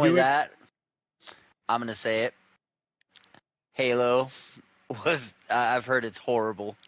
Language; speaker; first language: English; native; English